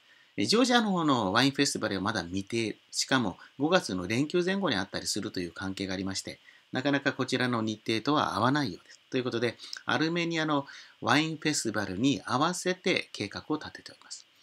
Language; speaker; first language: Japanese; native; Japanese